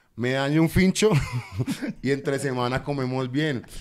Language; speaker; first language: Spanish; native; Spanish